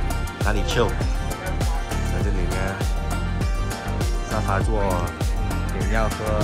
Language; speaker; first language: Chinese; early bilingual, heritage; English